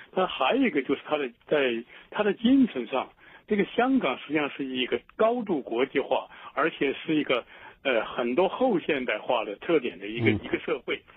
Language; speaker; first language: Chinese; native; Chinese